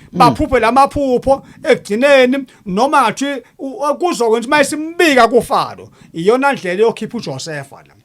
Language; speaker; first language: Zulu; native; Zulu